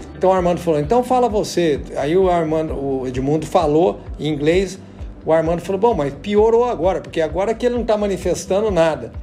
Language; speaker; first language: Portuguese; native; Portuguese